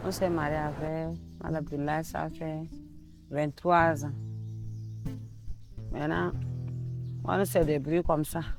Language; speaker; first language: French; non-native, local second language; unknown